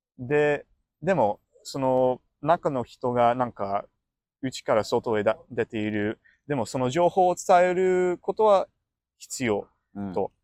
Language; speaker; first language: Japanese; non-native, fluent; English